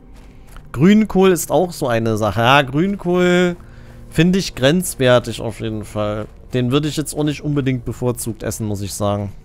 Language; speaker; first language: German; native; German